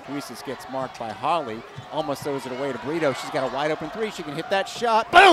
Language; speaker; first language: English; native; English